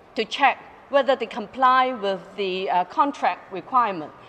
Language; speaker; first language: English; non-native, local second language; Cantonese